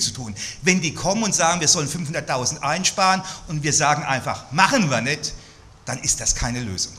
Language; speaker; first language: German; native; German